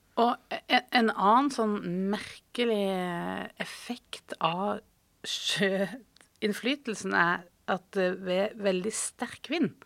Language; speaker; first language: Norwegian; native; Norwegian